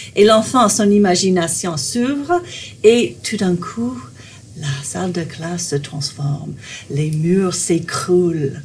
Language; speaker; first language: French; non-native, fluent; English